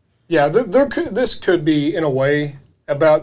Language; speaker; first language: English; native; English